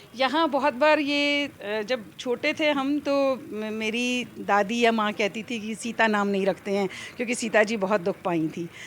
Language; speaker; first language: Hindi; native; Hindi